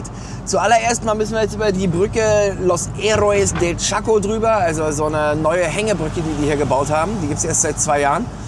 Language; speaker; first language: German; native; German